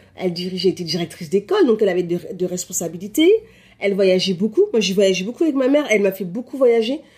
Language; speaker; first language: French; early bilingual, other home language; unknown